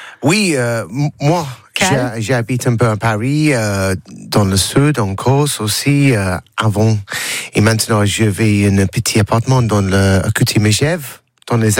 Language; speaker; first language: French; non-native, learner; English